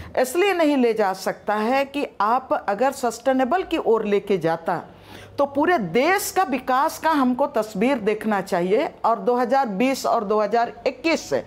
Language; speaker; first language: Hindi; non-native, local second language; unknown